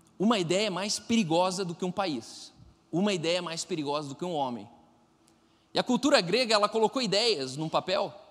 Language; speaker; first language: Portuguese; non-native, fluent; German